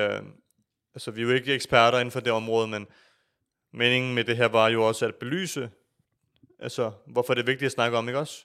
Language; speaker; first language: Danish; early bilingual, other home language; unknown